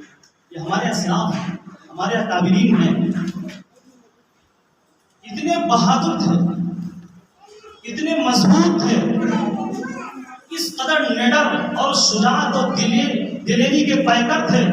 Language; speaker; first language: Urdu; native; Urdu